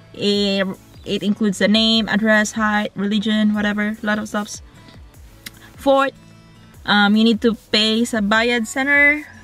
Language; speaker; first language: English; non-native, local second language; Cebuano